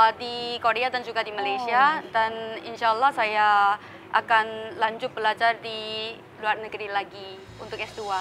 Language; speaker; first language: Indonesian; non-native, fluent; Korean